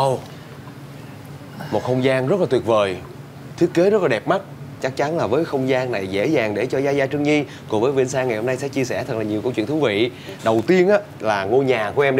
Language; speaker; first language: Vietnamese; native; Vietnamese